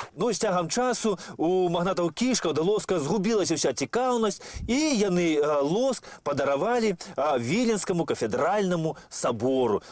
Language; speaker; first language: Belarusian; native; Belarusian